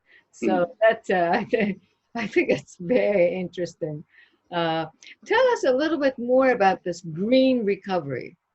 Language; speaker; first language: English; non-native, fluent; Japanese